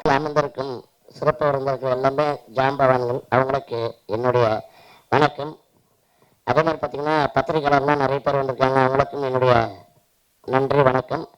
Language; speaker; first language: Tamil; native; Tamil